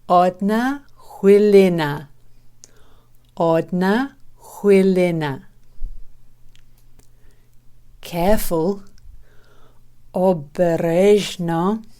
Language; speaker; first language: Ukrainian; non-native, learner; English